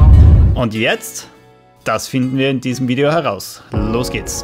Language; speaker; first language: German; native; German